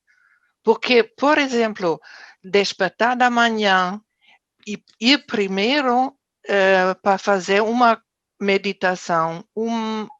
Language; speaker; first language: Portuguese; non-native, fluent; German